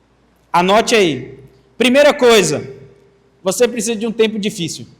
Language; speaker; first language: Portuguese; native; Portuguese